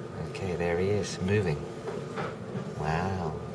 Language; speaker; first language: English; native; English